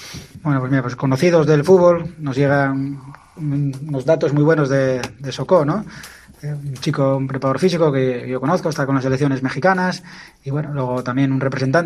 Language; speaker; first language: Spanish; native; Spanish